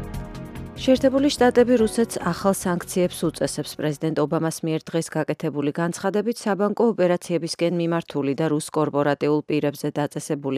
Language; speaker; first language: Georgian; native; Georgian